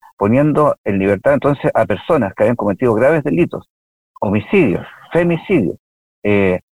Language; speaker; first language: Spanish; native; Spanish